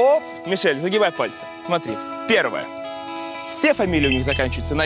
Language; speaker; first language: Russian; native; Russian